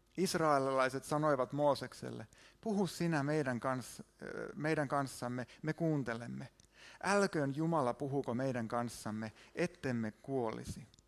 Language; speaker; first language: Finnish; native; Finnish